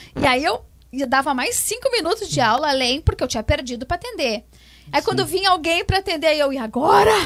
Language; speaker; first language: Portuguese; native; Portuguese